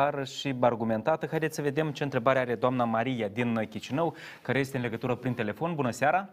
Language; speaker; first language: Romanian; native; Romanian